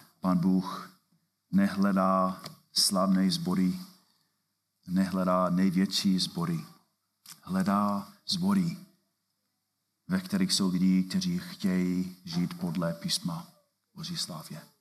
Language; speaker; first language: Czech; non-native, fluent; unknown